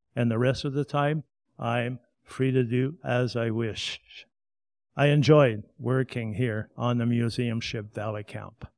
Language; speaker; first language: English; non-native, fluent; French